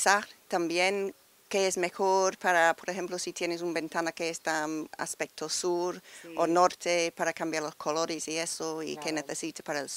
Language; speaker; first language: Spanish; non-native, learner; English